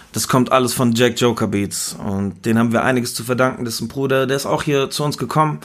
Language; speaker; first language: German; early bilingual, other home language; Spanish